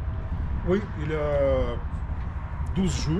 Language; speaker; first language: French; non-native, learner; Russian